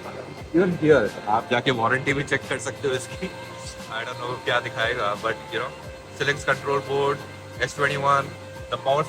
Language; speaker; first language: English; non-native, local second language; Hindi